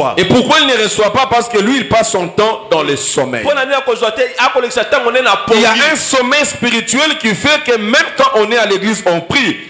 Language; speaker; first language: French; non-native, local second language; Lingala